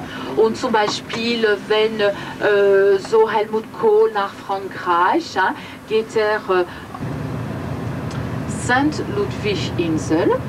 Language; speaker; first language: German; non-native, fluent; French